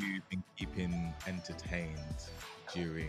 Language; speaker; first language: English; non-native, local second language; Yoruba